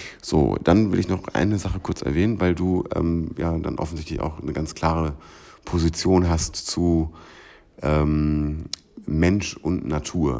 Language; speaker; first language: German; native; German